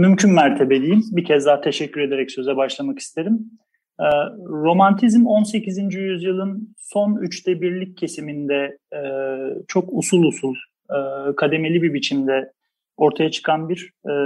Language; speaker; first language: Turkish; native; Turkish